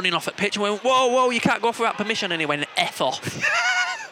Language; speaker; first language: English; native; English